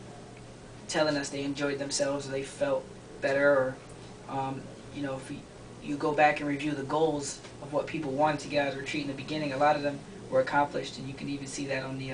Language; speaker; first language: English; native; English